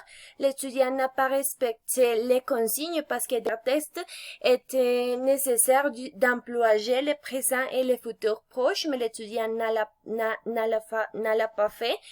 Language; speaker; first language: French; non-native, fluent; Spanish